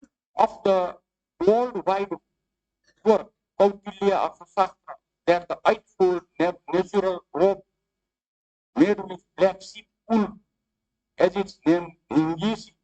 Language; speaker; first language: English; non-native, fluent; Nepali